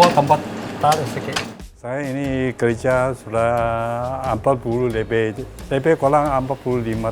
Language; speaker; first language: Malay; non-native, local second language; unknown